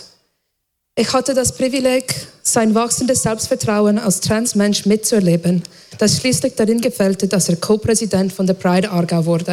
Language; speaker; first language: German; non-native, fluent; English